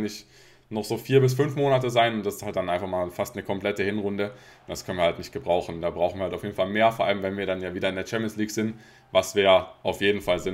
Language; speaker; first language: German; native; German